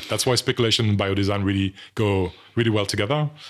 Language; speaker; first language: English; non-native, fluent; French